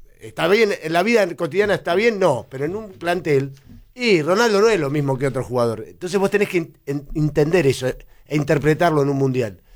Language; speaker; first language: Spanish; native; Spanish